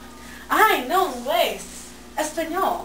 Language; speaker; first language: Spanish; non-native, learner; English